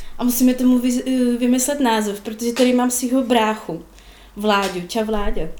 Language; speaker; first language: Czech; non-native, fluent; Russian